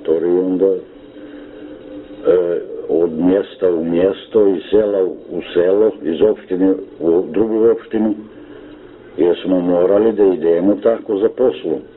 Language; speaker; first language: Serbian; non-native, local second language; Romany